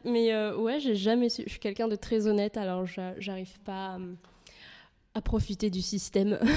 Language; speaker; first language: French; native; French